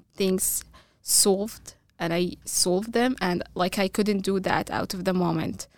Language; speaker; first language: English; non-native, fluent; Arabic